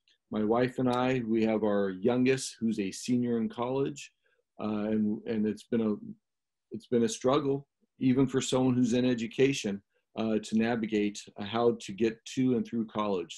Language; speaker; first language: English; native; English